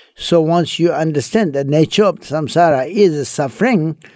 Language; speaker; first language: English; early bilingual, other home language; Chinese